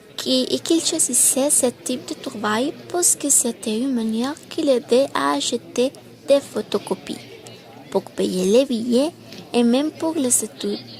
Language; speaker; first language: French; non-native, learner; Spanish